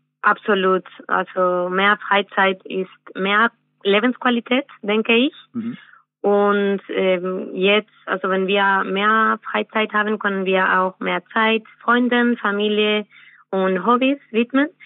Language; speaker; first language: German; non-native, fluent; Spanish